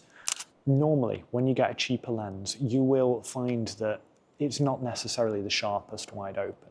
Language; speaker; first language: English; native; English